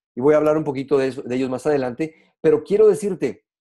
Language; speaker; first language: Spanish; native; Spanish